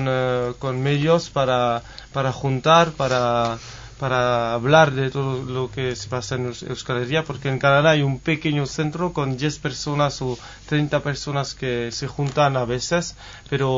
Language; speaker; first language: Spanish; non-native, fluent; French